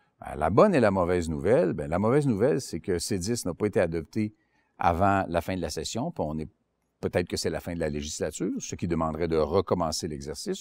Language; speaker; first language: French; native; French